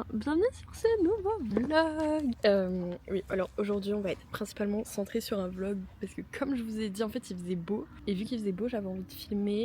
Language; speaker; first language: French; native; French